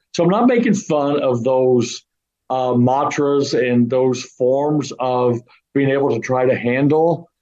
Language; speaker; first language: English; native; English